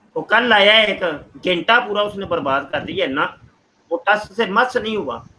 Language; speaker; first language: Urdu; non-native, local second language; Punjabi